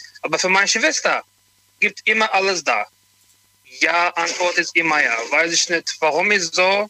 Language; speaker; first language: German; non-native, learner; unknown